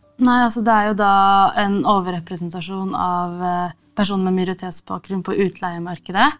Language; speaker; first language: Norwegian; native; Norwegian